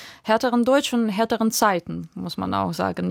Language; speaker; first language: German; non-native, fluent; Ukrainian